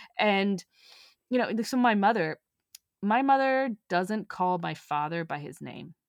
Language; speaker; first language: English; early bilingual, other home language; Urdu